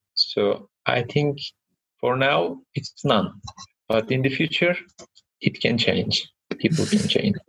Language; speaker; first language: English; non-native, fluent; Turkish